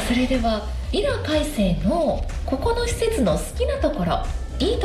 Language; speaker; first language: Japanese; native; Japanese